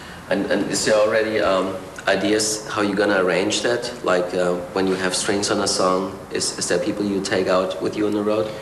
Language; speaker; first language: English; non-native, fluent; German